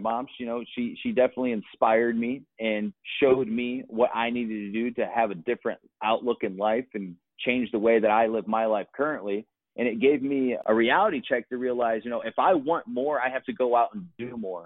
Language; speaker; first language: English; native; English